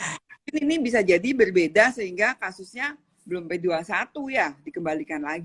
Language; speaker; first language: Indonesian; native; Indonesian